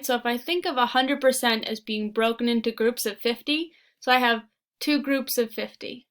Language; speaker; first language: English; native; English